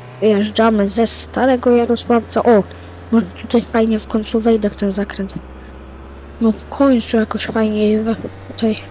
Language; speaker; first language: Polish; native; Polish